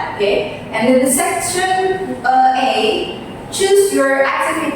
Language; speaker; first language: English; non-native, fluent; Indonesian